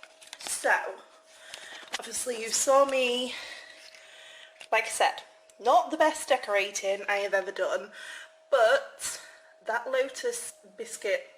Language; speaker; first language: English; native; English